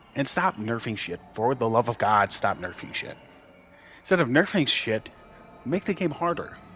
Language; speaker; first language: English; native; English